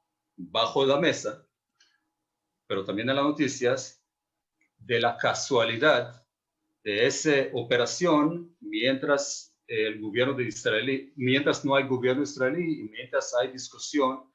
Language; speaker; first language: Spanish; non-native, fluent; Hebrew